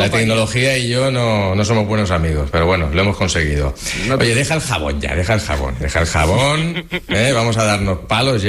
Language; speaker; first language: Spanish; native; Spanish